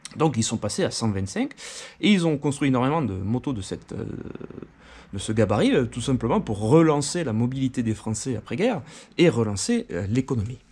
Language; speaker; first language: French; native; French